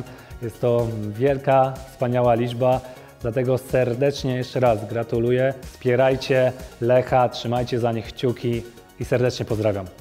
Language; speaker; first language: Polish; native; Polish